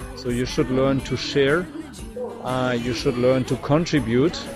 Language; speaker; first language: English; non-native, fluent; German